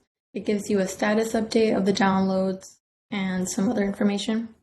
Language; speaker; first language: English; native; English